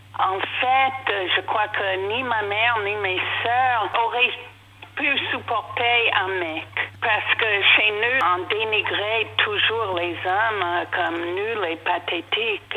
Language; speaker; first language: French; non-native, fluent; English